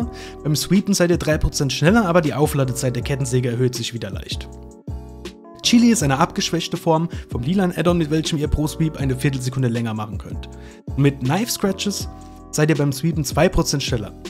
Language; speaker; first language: German; native; German